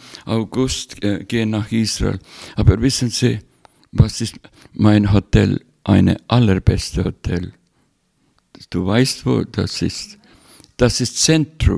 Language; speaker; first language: German; non-native, fluent; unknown